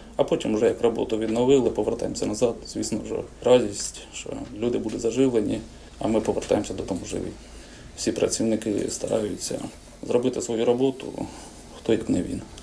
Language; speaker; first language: Ukrainian; native; Ukrainian